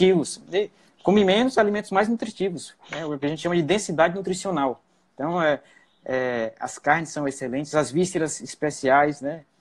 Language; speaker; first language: Portuguese; native; Portuguese